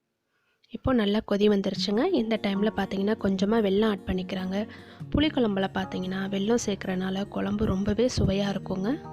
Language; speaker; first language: Tamil; native; Tamil